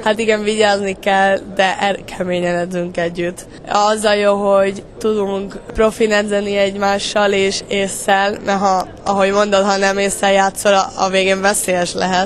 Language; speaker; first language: Hungarian; early bilingual, heritage; Hungarian